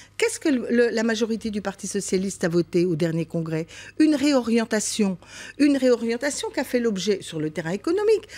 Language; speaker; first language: French; native; French